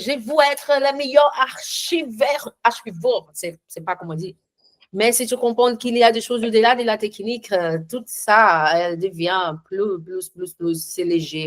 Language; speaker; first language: French; non-native, learner; Portuguese